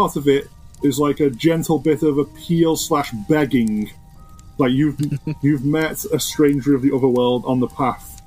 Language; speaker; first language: English; native; English